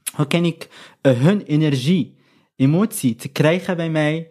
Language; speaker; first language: Dutch; non-native, fluent; Arabic